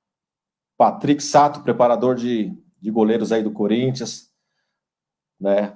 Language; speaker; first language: Portuguese; native; Portuguese